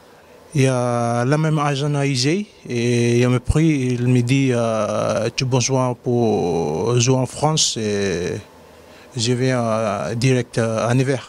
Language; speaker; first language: French; non-native, learner; Fijian